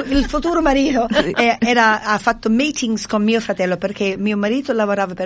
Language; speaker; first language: Italian; non-native, fluent; English